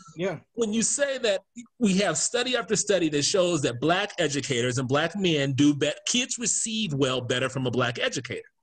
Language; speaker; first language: English; native; English